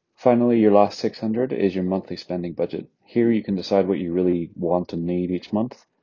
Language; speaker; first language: English; native; English